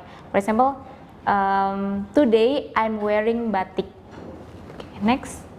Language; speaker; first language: English; non-native, learner; Indonesian